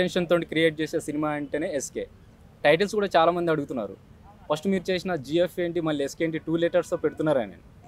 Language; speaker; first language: Telugu; native; Telugu